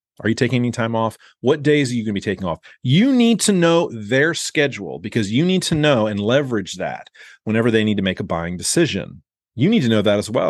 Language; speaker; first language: English; native; English